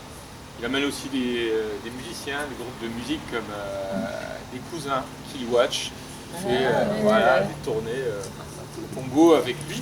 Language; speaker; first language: French; native; French